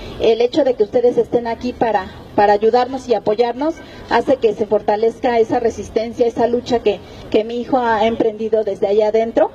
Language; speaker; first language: Spanish; native; Spanish